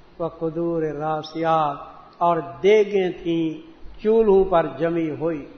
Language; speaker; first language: Urdu; non-native, local second language; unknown